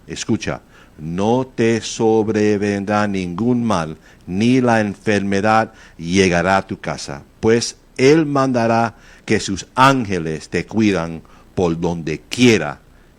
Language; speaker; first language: Spanish; native; Spanish